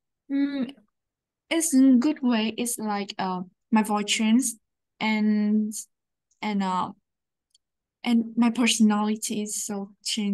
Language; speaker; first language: English; non-native, learner; Vietnamese